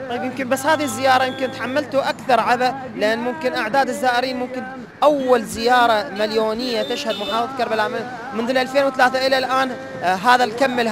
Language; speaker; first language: Arabic; native; Arabic